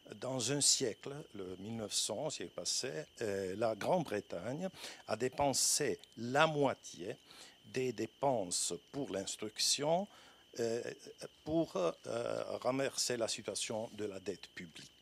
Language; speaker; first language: French; non-native, fluent; Italian